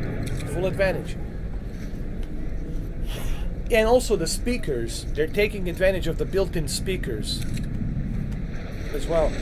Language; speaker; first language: English; native; English